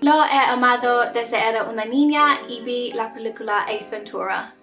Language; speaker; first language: Spanish; non-native, learner; English